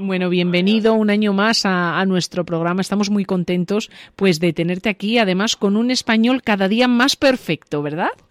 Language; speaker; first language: Spanish; native; Spanish